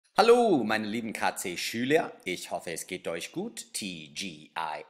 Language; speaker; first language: German; non-native, fluent; English